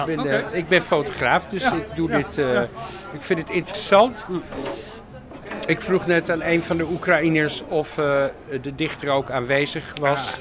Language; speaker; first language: Dutch; native; Dutch